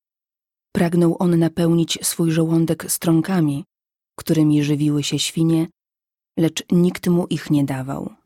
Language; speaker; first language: Polish; native; Polish